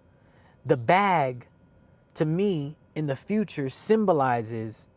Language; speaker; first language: English; native; English